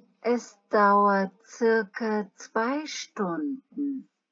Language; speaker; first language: German; non-native, learner; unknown